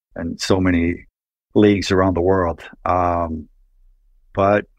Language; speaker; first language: English; non-native, fluent; Swedish